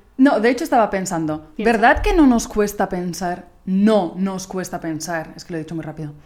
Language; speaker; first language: Spanish; non-native, fluent; Italian